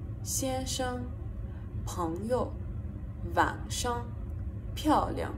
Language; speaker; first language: Chinese; non-native, fluent; Persian